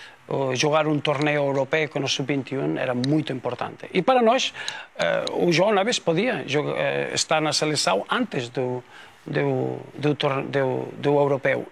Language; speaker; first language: Portuguese; non-native, fluent; Spanish